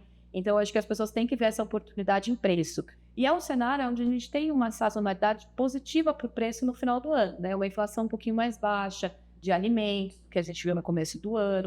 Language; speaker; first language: Portuguese; native; Portuguese